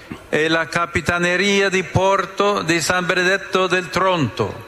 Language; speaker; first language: Italian; non-native, fluent; English